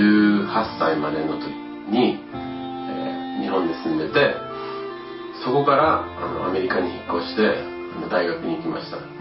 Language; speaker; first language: Japanese; early bilingual, other home language; English